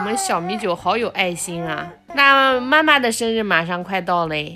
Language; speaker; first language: Chinese; native; Chinese